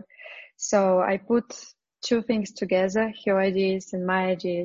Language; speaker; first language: English; non-native, fluent; Russian